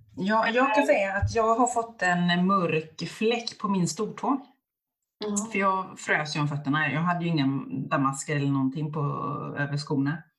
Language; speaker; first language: Swedish; native; Swedish